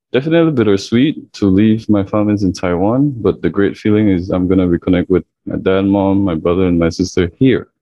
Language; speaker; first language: English; early bilingual, other home language; Chinese